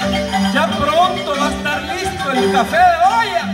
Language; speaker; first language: Spanish; native; Spanish